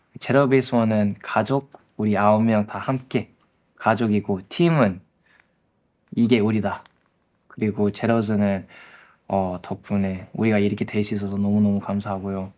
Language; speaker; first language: Korean; early bilingual, heritage; English